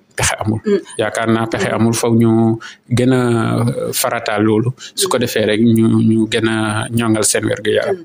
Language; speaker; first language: Wolof; native; Wolof